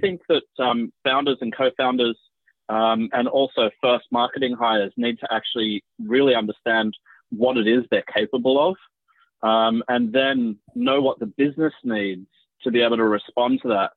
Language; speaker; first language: English; native; English